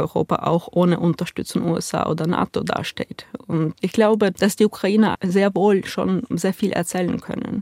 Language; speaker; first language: German; non-native, fluent; Ukrainian